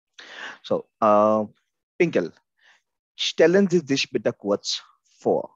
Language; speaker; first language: German; non-native, fluent; Hindi